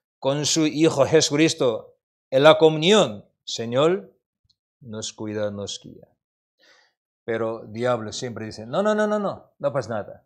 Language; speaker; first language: Spanish; non-native, learner; Korean